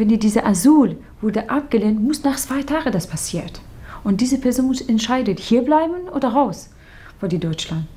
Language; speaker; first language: German; non-native, learner; Persian